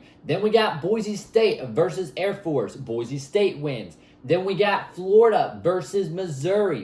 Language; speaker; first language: English; native; English